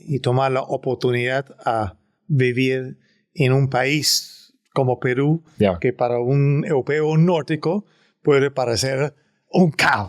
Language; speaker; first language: Spanish; non-native, fluent; Danish